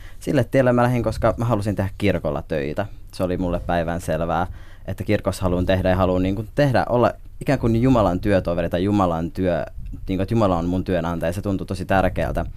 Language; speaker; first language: Finnish; native; Finnish